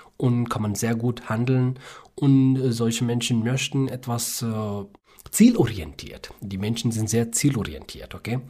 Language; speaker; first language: German; non-native, learner; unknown